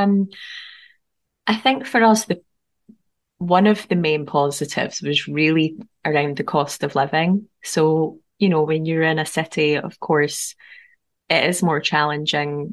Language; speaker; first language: English; native; English